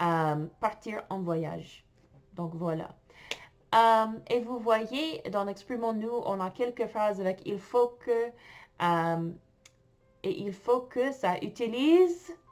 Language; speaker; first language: French; non-native, fluent; English